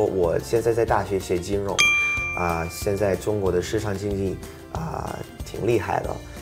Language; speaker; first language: Chinese; non-native, fluent; English